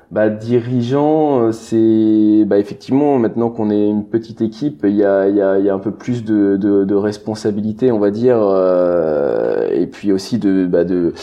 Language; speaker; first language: French; native; French